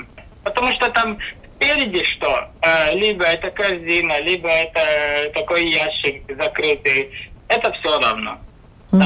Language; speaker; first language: Russian; non-native, local second language; Latvian